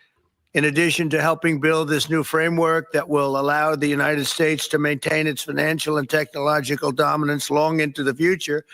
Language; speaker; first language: English; native; English